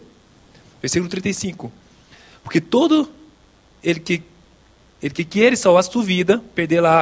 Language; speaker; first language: Spanish; non-native, local second language; Portuguese